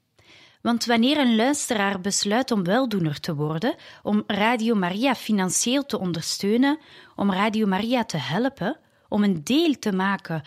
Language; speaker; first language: Dutch; native; Dutch